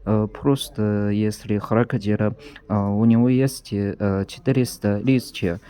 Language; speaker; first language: Russian; non-native, learner; Chinese